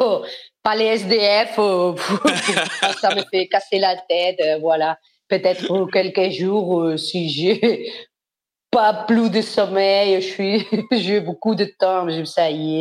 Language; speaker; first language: French; non-native, fluent; Spanish